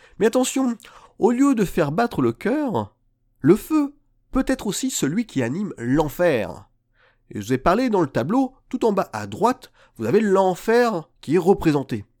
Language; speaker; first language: French; native; French